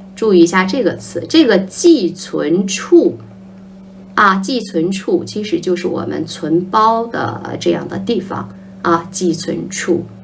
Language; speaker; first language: Chinese; native; Chinese